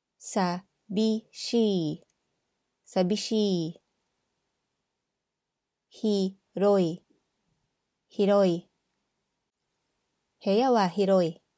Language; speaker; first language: Japanese; non-native, fluent; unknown